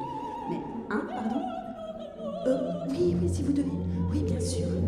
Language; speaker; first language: French; native; French